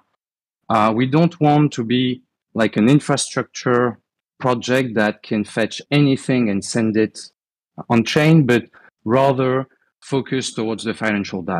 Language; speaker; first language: English; non-native, fluent; French